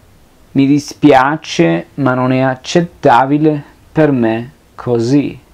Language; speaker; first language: Italian; non-native, fluent; Spanish